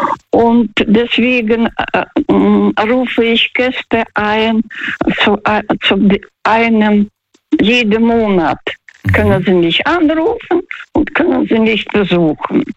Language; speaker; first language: German; non-native, fluent; Russian